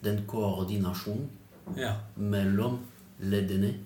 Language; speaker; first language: Norwegian; non-native, fluent; French